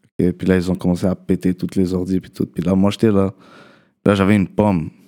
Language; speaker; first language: French; early bilingual, other home language; Arabic